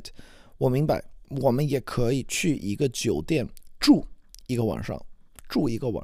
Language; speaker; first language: Chinese; non-native, learner; English